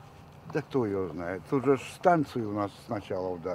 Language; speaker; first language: Russian; native; Russian